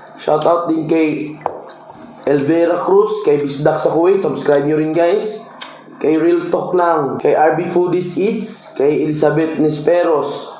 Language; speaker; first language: Filipino; non-native, local second language; Cebuano